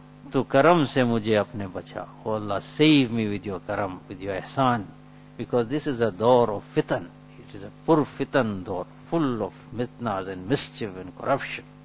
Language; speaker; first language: English; native; English